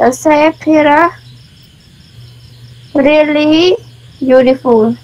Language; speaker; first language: English; non-native, learner; Khmer